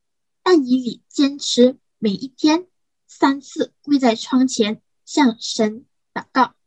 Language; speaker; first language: Chinese; native; Chinese